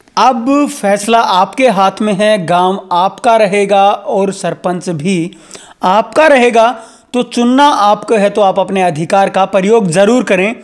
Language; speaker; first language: Hindi; native; Hindi